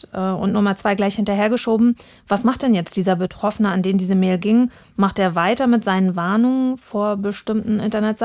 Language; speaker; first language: German; native; German